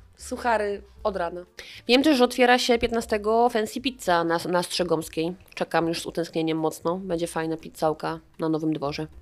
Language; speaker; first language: Polish; native; Polish